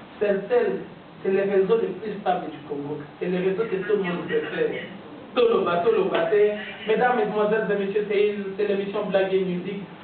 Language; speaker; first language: French; non-native, local second language; Swahili